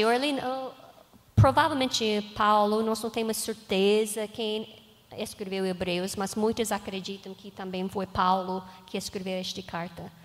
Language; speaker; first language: Portuguese; non-native, learner; English